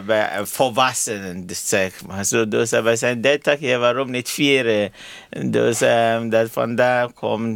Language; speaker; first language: Dutch; non-native, learner; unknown